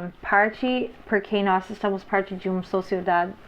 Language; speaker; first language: Portuguese; non-native, fluent; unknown